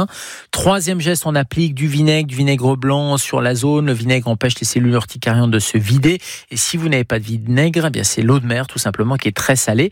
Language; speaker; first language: French; native; French